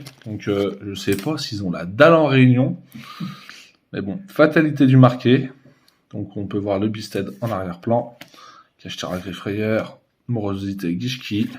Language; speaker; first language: French; native; French